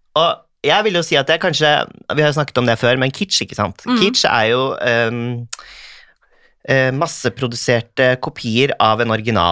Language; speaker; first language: Norwegian; native; Norwegian